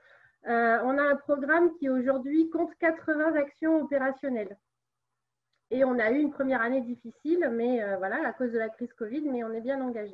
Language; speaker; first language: French; native; French